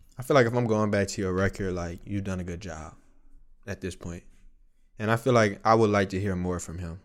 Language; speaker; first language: English; native; English